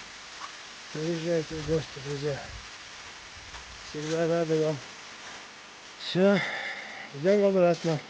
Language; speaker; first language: Russian; non-native, local second language; Chechen